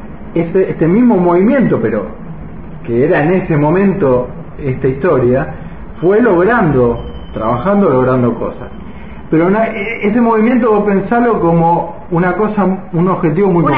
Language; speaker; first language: Spanish; native; Spanish